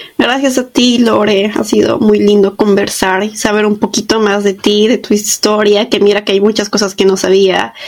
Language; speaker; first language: Spanish; native; Spanish